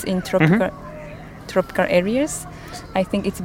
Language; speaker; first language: English; non-native, fluent; Japanese